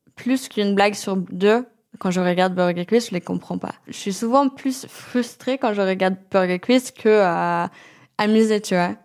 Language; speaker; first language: French; non-native, fluent; Norwegian